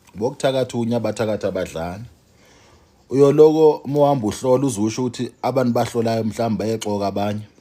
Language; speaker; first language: Zulu; non-native, local second language; Xhosa